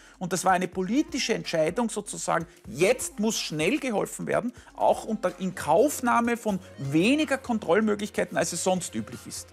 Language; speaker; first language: German; native; German